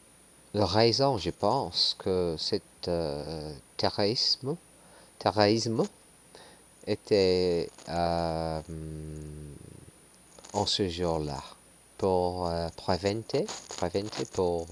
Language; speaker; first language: French; non-native, learner; English